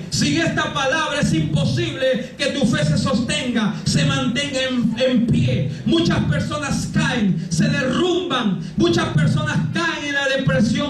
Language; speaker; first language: Spanish; native; Spanish